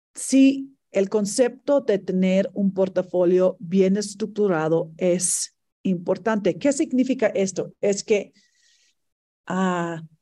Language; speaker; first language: Spanish; non-native, fluent; English